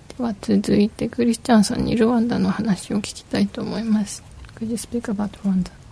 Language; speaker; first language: Japanese; native; Japanese